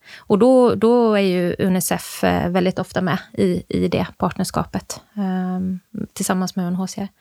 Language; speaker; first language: Swedish; native; Swedish